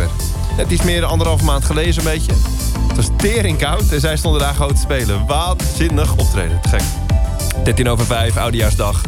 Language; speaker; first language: Dutch; native; Dutch